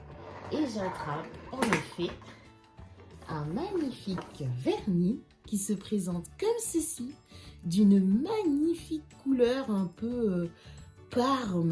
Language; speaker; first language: French; native; French